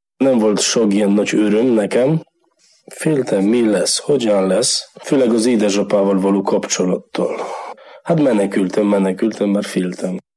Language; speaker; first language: Hungarian; non-native, learner; Polish